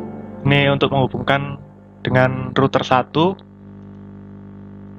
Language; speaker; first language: Indonesian; native; Indonesian